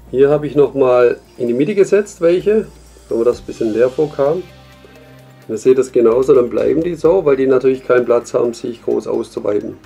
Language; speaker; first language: German; native; German